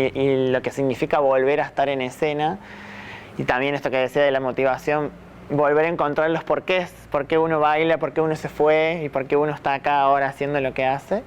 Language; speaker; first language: Spanish; native; Spanish